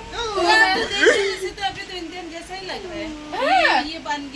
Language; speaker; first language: Hindi; non-native, local second language; Assamese